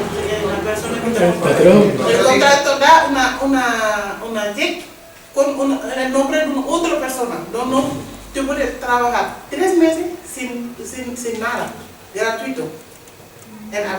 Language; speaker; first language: Spanish; non-native, learner; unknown